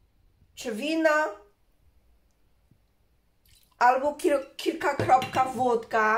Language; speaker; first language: Polish; non-native, learner; Chinese